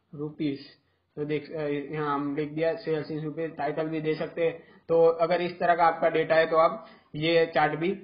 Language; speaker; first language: Hindi; non-native, local second language; Gujarati